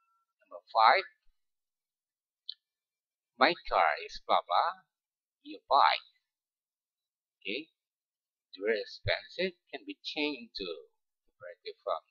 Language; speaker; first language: English; non-native, fluent; Indonesian